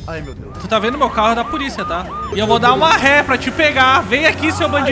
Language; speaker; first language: Portuguese; native; Portuguese